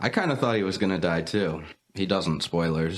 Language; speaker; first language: English; native; English